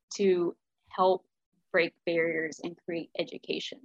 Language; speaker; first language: English; native; English